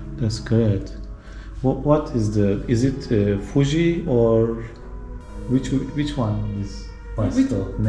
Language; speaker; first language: English; non-native, learner; Turkish